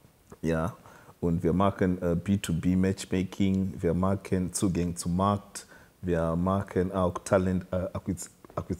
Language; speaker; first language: German; non-native, learner; Shona